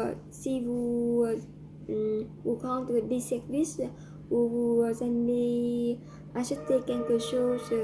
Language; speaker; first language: French; non-native, learner; Vietnamese